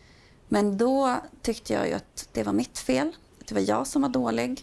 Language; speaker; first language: Swedish; native; Swedish